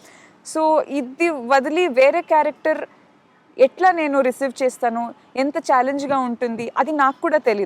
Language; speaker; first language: Telugu; non-native, learner; Kannada